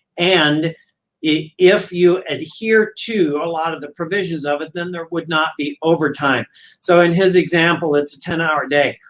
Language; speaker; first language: English; native; English